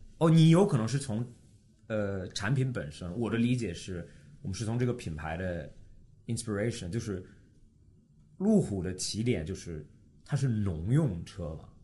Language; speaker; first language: Chinese; early bilingual, heritage; Chinese